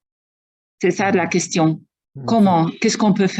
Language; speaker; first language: French; non-native, fluent; Spanish